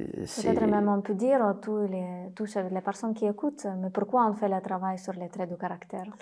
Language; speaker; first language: French; non-native, fluent; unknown